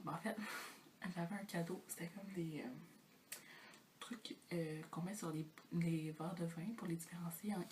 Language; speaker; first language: French; native; French